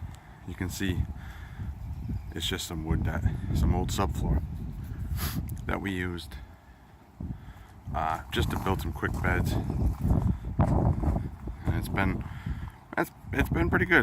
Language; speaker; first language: English; native; English